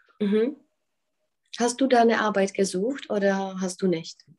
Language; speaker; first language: German; non-native, fluent; Czech